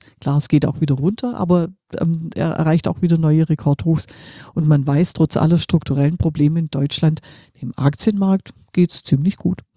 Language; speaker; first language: German; native; German